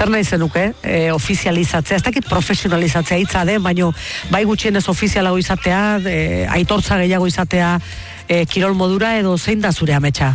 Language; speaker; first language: Basque; native; Basque